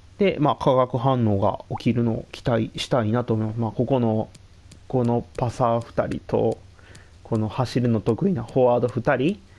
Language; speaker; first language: Japanese; native; Japanese